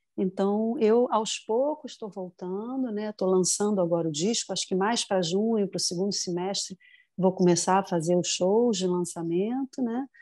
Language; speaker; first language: Portuguese; native; Portuguese